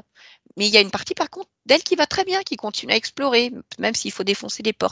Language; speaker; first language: French; native; French